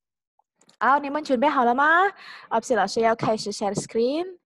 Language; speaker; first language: Chinese; non-native, fluent; Indonesian